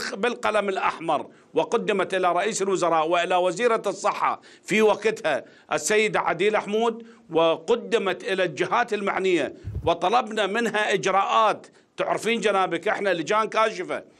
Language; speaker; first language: Arabic; native; Arabic